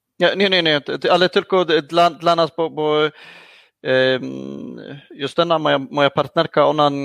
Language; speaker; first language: Polish; non-native, learner; Swedish